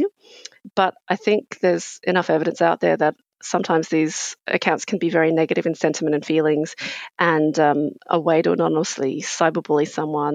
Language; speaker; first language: English; native; English